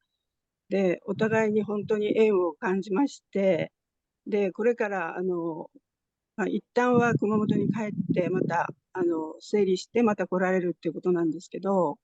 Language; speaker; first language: Japanese; native; Japanese